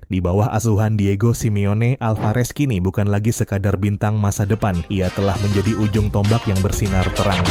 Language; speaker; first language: Indonesian; native; Indonesian